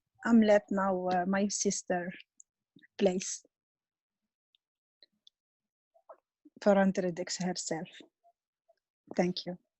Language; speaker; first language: English; non-native, learner; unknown